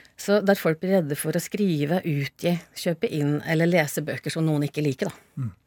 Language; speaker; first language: Norwegian; native; Norwegian